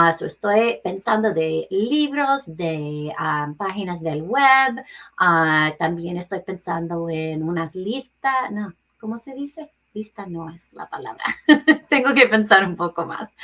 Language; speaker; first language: Spanish; non-native, learner; English